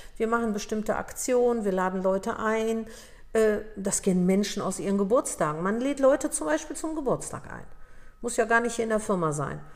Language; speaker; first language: German; early bilingual, other home language; Polish